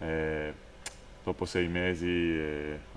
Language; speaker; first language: Italian; non-native, learner; Georgian